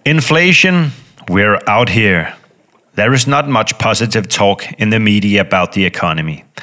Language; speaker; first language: English; non-native, fluent; Danish